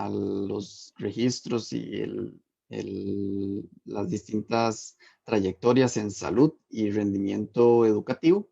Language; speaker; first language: Spanish; native; Spanish